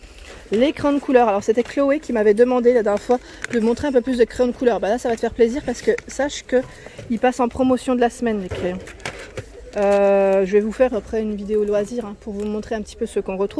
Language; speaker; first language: French; native; French